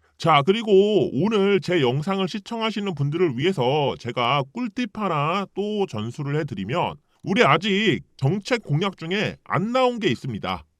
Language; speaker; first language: Korean; early bilingual, heritage; Korean